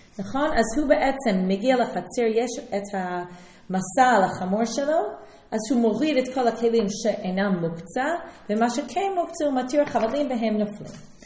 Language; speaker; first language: Hebrew; non-native, fluent; English